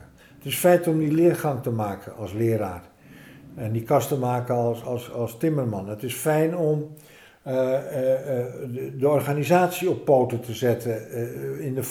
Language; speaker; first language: Dutch; native; Dutch